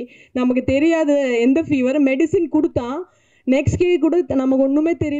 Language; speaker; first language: Tamil; non-native, learner; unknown